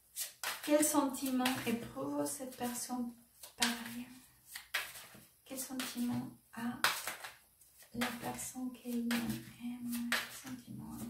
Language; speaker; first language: French; non-native, fluent; Spanish